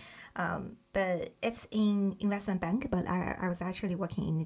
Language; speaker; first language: English; non-native, fluent; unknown